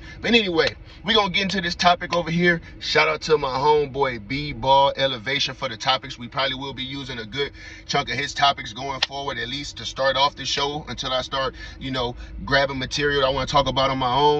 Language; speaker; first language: English; native; English